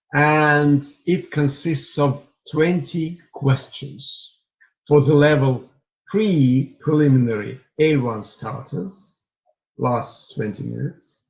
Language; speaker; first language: English; non-native, fluent; Russian